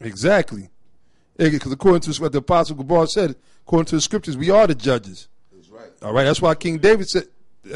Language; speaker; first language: English; native; English